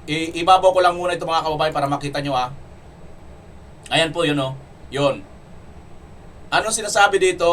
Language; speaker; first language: Filipino; native; Filipino